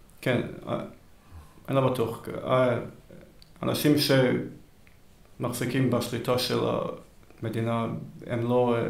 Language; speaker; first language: Hebrew; early bilingual, heritage; Hebrew